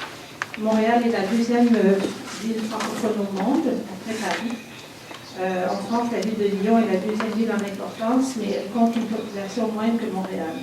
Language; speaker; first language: French; native; French